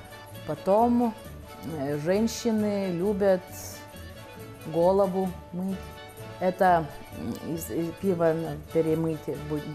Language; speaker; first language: Russian; non-native, local second language; Lithuanian